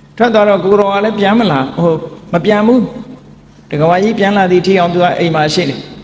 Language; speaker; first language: Burmese; native; Burmese